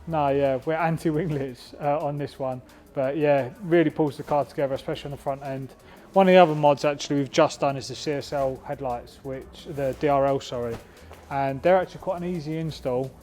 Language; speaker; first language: English; native; English